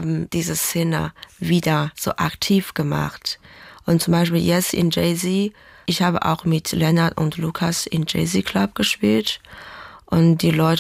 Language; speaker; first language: German; non-native, learner; Chinese